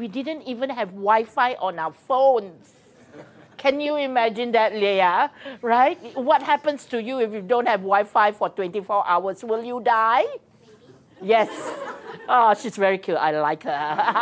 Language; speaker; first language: English; non-native, local second language; Min Nan Chinese